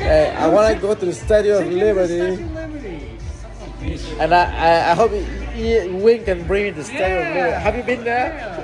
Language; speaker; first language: English; non-native, learner; French